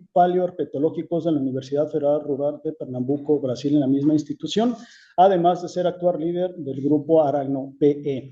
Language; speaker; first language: Spanish; native; Spanish